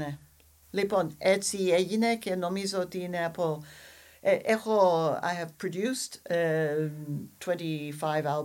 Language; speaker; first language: Greek; non-native, fluent; English